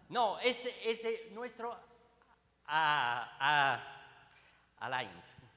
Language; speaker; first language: Spanish; non-native, learner; Swiss German